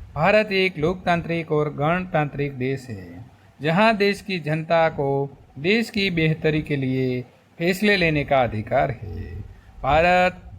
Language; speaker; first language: Hindi; non-native, local second language; Gujarati